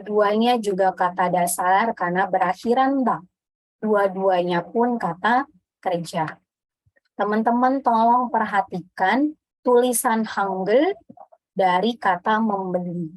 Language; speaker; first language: Indonesian; native; Indonesian